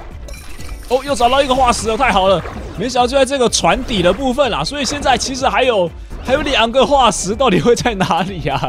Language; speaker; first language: Chinese; native; Chinese